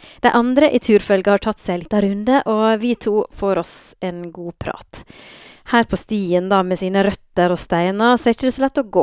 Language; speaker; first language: Norwegian; native; Norwegian